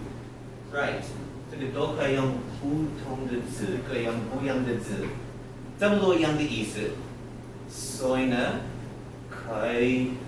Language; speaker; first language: Chinese; non-native, learner; English